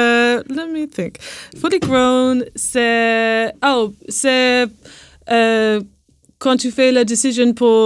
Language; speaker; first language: French; non-native, learner; English